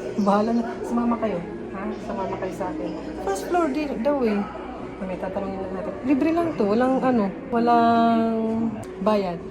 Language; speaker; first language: Filipino; native; Filipino